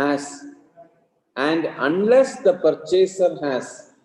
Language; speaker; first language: English; non-native, local second language; Malayalam